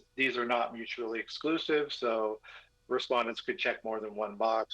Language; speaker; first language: English; native; English